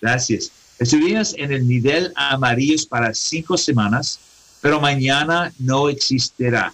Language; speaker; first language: Spanish; non-native, learner; English